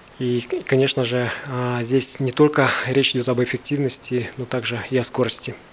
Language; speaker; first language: Russian; native; Russian